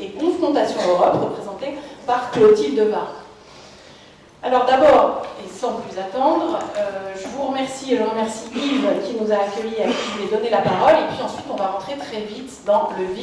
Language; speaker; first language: French; native; French